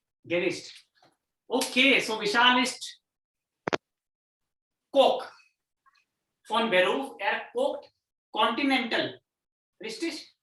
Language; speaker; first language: German; non-native, fluent; Hindi